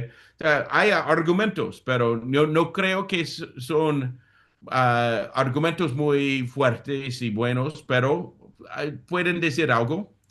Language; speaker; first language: Spanish; non-native, fluent; English